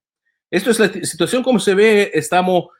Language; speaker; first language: Spanish; non-native, fluent; Italian